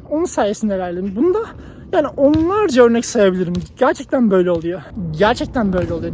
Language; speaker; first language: Turkish; native; Turkish